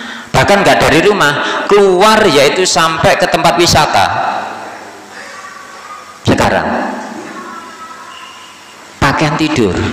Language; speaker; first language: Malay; non-native, local second language; Javanese